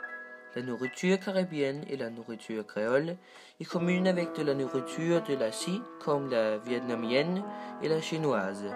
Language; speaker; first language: French; non-native, learner; Danish